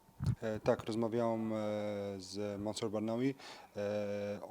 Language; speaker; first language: Polish; early bilingual, heritage; French